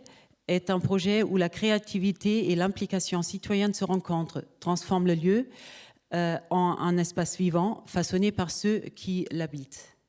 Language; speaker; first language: French; native; French